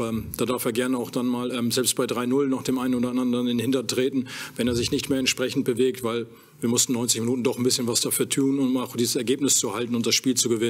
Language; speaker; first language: German; native; German